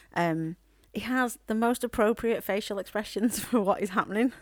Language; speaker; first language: English; native; English